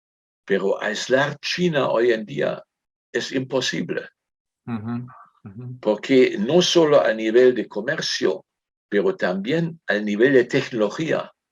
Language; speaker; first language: Spanish; non-native, fluent; German